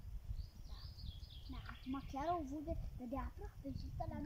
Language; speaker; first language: Romanian; early bilingual, heritage; Romanian